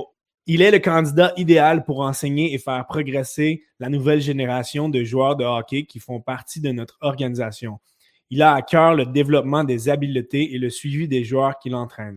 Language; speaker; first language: French; native; French